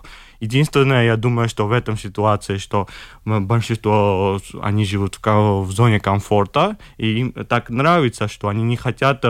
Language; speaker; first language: Russian; non-native, fluent; Georgian